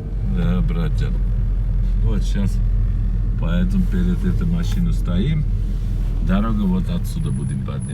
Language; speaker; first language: Russian; non-native, learner; Armenian